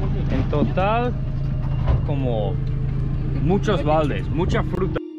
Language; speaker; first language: Spanish; non-native, fluent; English